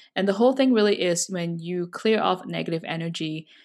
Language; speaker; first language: English; non-native, local second language; Chinese